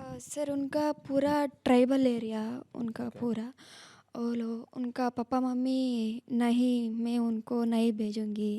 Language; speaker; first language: Hindi; non-native, local second language; Kannada